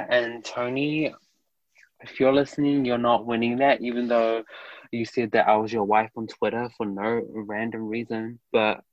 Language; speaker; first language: English; native; English